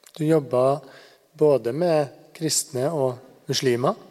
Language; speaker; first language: Norwegian; native; Norwegian